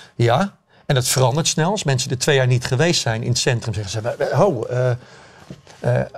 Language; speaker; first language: Dutch; native; Dutch